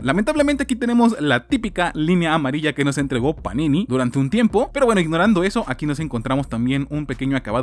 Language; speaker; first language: Spanish; native; Spanish